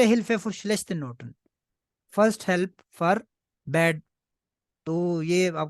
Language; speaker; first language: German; non-native, fluent; Hindi